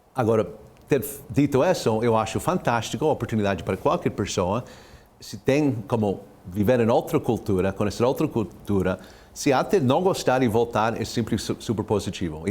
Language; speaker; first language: Portuguese; non-native, fluent; English